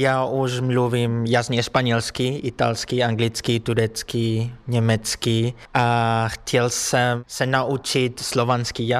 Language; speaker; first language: Czech; non-native, learner; Spanish